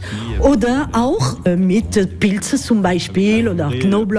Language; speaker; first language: German; non-native, learner; French